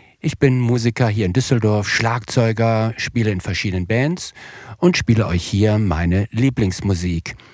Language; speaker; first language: German; native; German